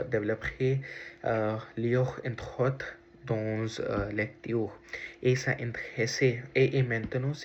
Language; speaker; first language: French; non-native, learner; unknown